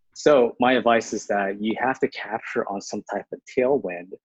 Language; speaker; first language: English; early bilingual, other home language; Chinese